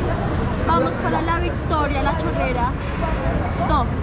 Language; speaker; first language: Spanish; native; Spanish